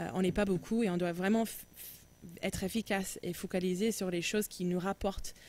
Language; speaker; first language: French; non-native, fluent; English